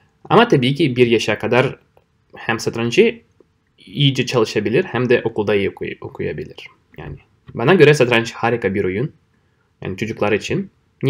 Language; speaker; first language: Turkish; non-native, fluent; Russian